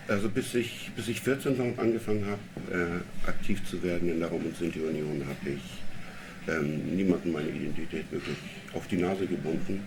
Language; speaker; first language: German; native; German